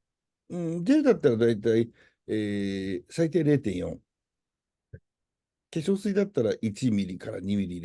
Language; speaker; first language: Japanese; native; Japanese